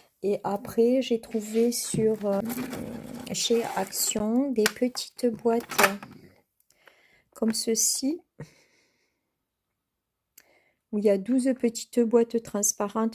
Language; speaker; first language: French; native; French